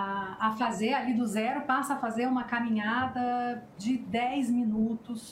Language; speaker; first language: Portuguese; native; Portuguese